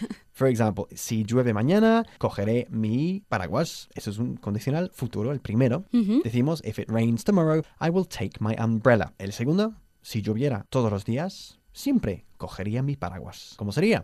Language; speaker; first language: Spanish; non-native, fluent; English